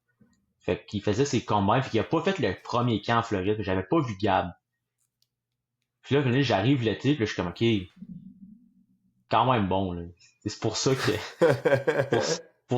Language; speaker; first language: French; native; French